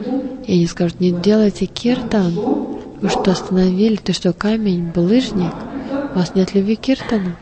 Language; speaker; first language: Russian; non-native, learner; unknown